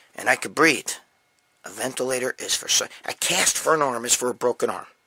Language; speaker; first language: English; native; English